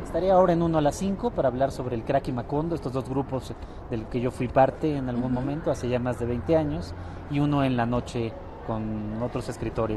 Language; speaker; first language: Spanish; native; Spanish